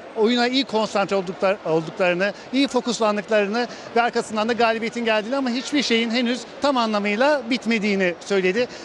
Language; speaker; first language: Turkish; native; Turkish